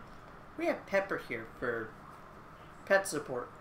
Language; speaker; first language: English; native; English